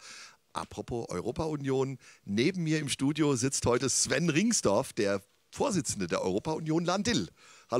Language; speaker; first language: German; native; German